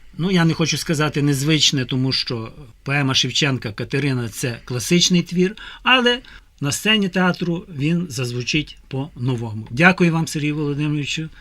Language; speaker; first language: Ukrainian; native; Ukrainian